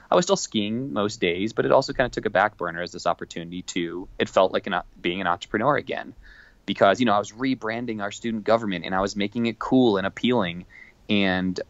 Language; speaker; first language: English; native; English